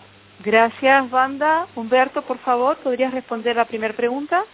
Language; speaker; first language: Spanish; native; Spanish